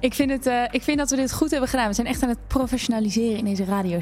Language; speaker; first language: Dutch; native; Dutch